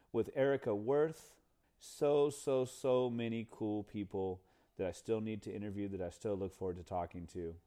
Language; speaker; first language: English; native; English